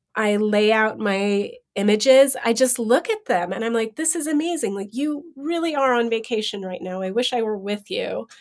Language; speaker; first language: English; native; English